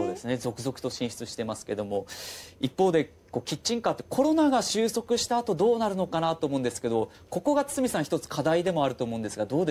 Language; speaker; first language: Japanese; native; Japanese